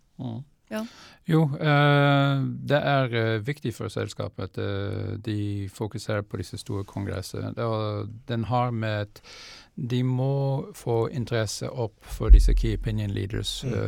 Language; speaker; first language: Norwegian; non-native, fluent; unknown